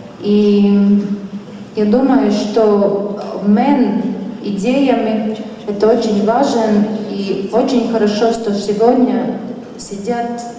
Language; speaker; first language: Russian; non-native, local second language; Latvian